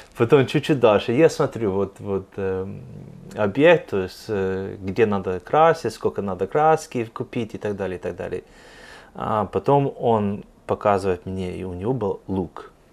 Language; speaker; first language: Russian; non-native, fluent; English